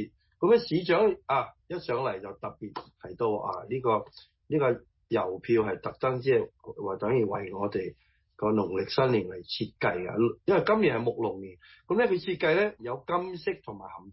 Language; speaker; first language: Chinese; early bilingual, heritage; Cantonese